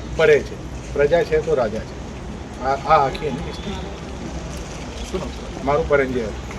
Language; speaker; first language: Gujarati; native; Gujarati